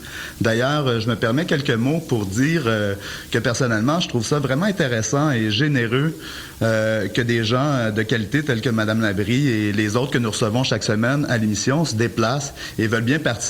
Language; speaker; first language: French; native; French